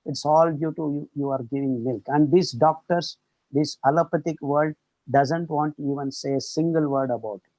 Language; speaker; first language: English; non-native, local second language; Kannada